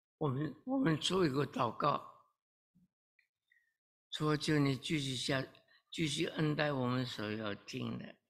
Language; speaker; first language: Chinese; early bilingual, heritage; Chinese